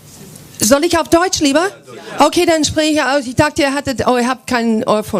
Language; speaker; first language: German; non-native, fluent; English